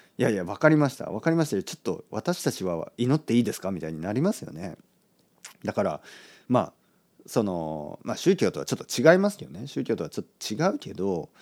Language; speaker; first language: Japanese; native; Japanese